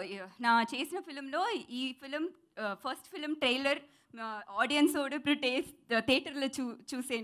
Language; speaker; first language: Telugu; non-native, learner; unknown